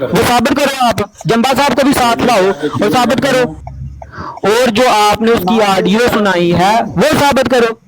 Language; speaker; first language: Urdu; non-native, local second language; Punjabi